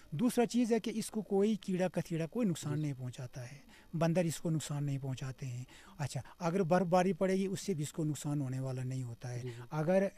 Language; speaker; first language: Hindi; non-native, local second language; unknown